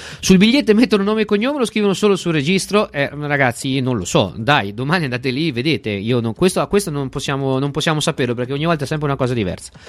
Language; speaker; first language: Italian; native; Italian